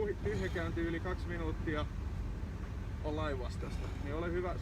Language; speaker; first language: Finnish; native; Finnish